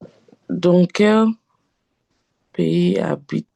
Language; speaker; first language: French; non-native, learner; English